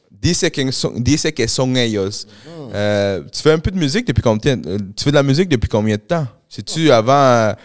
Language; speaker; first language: French; early bilingual, other home language; Spanish